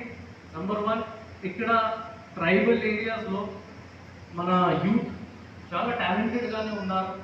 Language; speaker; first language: Telugu; non-native, fluent; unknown